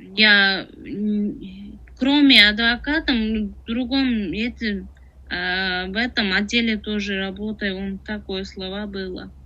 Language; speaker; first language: Russian; non-native, learner; Tajik